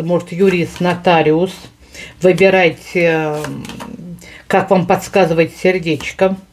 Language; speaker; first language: Russian; native; Russian